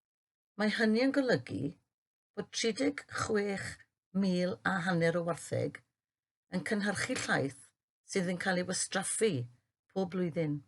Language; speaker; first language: Welsh; native; Welsh